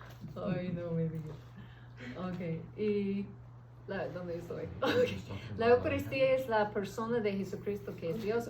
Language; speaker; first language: Spanish; early bilingual, heritage; English